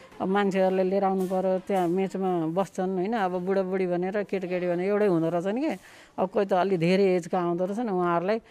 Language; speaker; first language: Nepali; native; Nepali